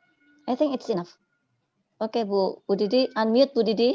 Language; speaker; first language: English; non-native, learner; Indonesian